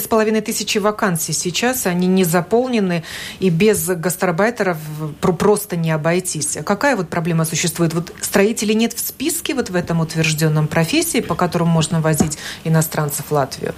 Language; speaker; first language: Russian; native; Russian